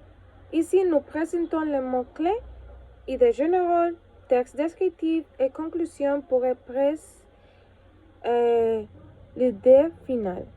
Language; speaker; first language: French; non-native, learner; Spanish